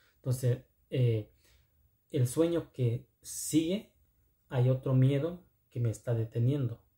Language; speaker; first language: Spanish; non-native, local second language; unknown